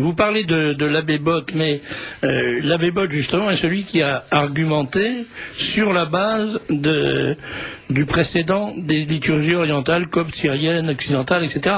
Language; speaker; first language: French; native; French